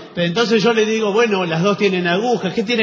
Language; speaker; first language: Spanish; native; Spanish